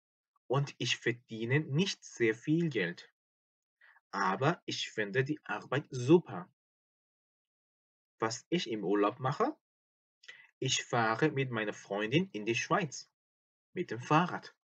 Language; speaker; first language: German; non-native, fluent; Korean